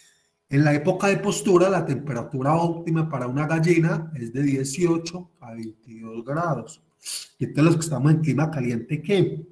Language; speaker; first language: Spanish; native; Spanish